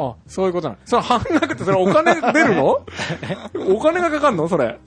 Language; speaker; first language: Japanese; native; Japanese